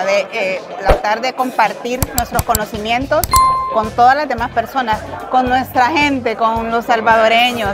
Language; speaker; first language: Spanish; native; Spanish